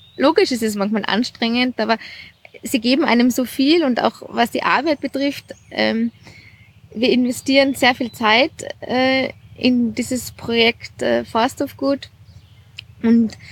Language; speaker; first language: German; native; German